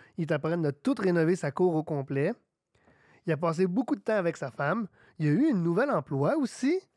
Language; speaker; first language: French; native; French